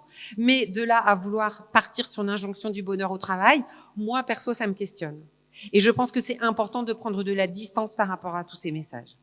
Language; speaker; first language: French; native; French